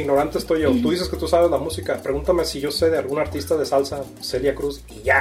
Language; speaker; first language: Spanish; native; Spanish